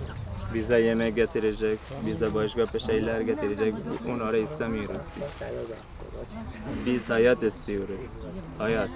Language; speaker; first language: Turkish; non-native, learner; Persian